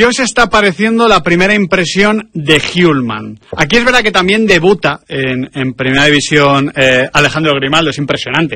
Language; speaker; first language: Spanish; native; Spanish